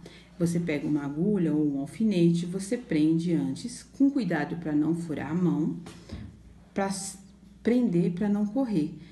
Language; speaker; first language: Portuguese; native; Portuguese